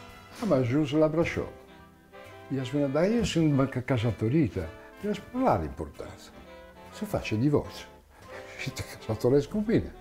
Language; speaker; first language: Romanian; non-native, learner; Italian